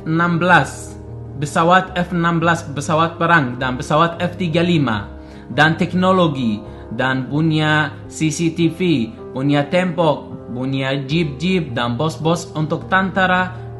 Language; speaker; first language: Indonesian; non-native, learner; Arabic